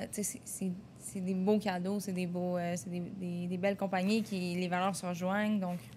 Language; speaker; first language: French; native; French